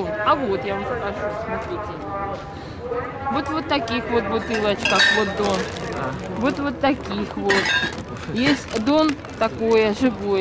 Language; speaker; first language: Russian; native; Russian